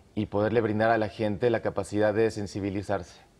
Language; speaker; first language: Spanish; native; Spanish